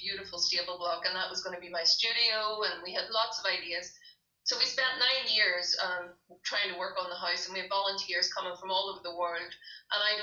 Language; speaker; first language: English; native; English